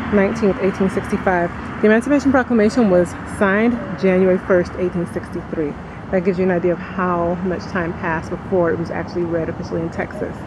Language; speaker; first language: English; native; English